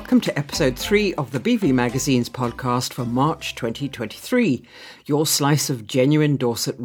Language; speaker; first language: English; native; English